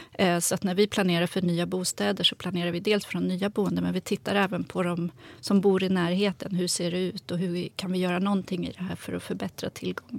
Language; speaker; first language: Swedish; native; Swedish